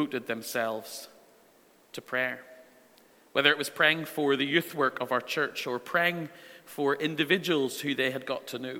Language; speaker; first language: English; native; English